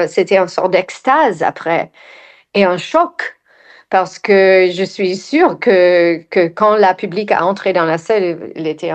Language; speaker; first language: French; non-native, fluent; English